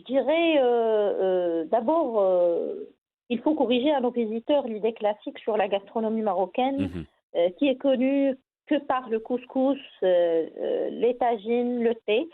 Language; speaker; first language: French; non-native, local second language; Arabic